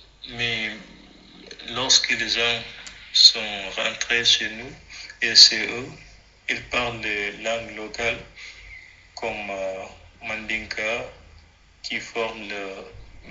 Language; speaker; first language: French; non-native, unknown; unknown